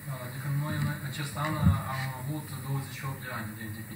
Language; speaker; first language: Romanian; non-native, local second language; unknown